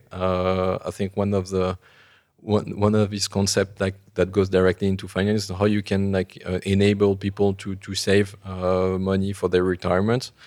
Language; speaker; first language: English; non-native, fluent; French